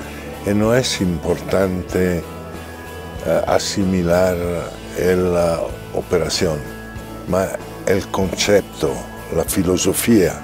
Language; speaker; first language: Spanish; non-native, fluent; Italian